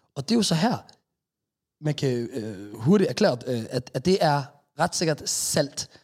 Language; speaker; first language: Danish; native; Danish